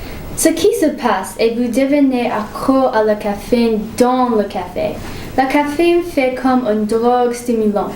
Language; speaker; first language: French; non-native, learner; English